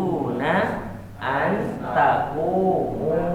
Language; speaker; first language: Arabic; non-native, fluent; Indonesian